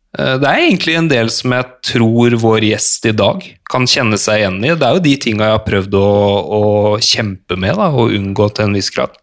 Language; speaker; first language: Norwegian; native; Norwegian